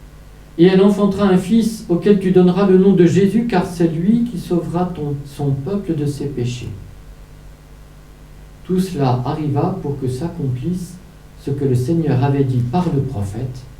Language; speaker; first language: French; native; French